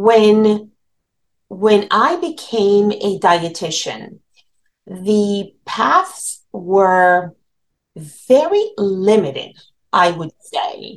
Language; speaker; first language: English; non-native, fluent; Spanish